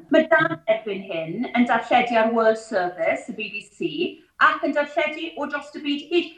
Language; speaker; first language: Welsh; non-native, local second language; English